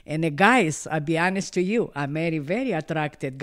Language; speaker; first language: English; non-native, learner; Greek